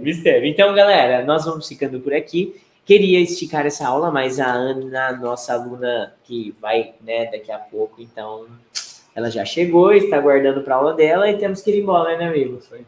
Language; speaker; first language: Portuguese; native; Portuguese